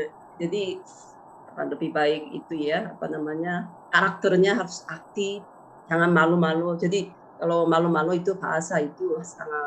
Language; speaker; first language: Indonesian; non-native, fluent; Korean